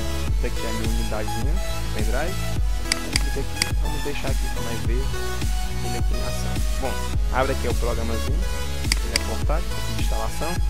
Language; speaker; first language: Portuguese; native; Portuguese